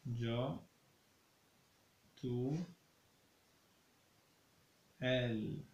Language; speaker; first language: Spanish; non-native, fluent; Arabic